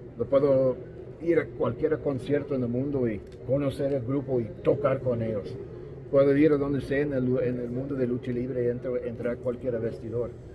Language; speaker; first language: Spanish; non-native, fluent; English